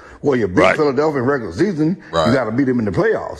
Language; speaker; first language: English; native; English